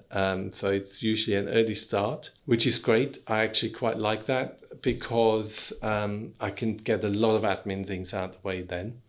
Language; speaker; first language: English; non-native, fluent; German